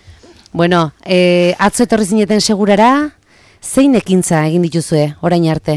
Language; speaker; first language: Basque; native; Basque